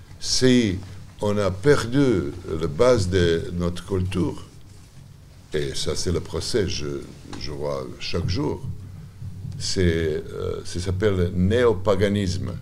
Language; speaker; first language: French; non-native, learner; Serbian